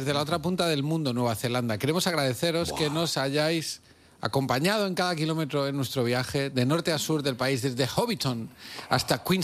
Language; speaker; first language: Spanish; native; Spanish